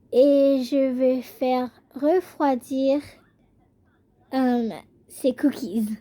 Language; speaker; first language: French; non-native, learner; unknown